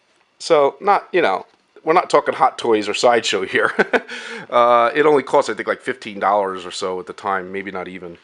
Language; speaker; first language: English; native; English